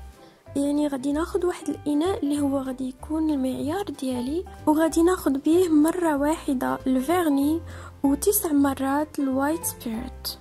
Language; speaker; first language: Arabic; native; Arabic